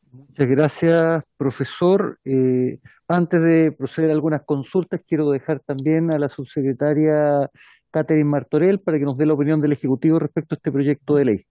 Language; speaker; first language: Spanish; native; Spanish